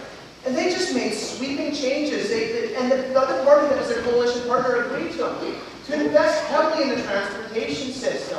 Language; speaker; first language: English; native; English